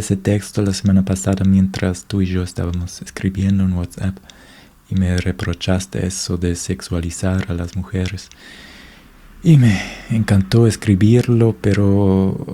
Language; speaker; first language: Spanish; non-native, fluent; German